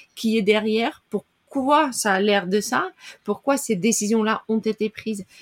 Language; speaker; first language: French; non-native, fluent; Dutch